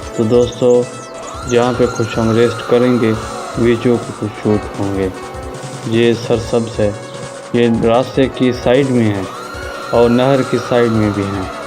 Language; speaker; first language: Urdu; non-native, local second language; Sindhi